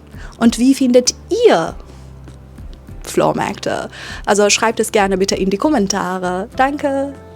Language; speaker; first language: German; non-native, fluent; Persian